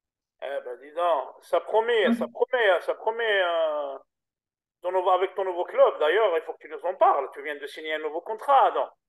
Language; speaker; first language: French; native; French